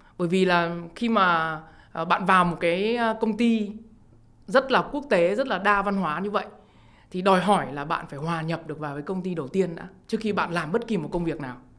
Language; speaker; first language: Vietnamese; native; Vietnamese